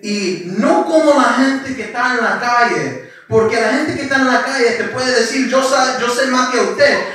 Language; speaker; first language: Spanish; early bilingual, heritage; Spanish